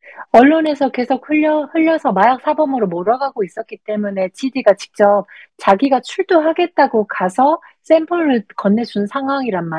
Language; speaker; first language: Korean; native; Korean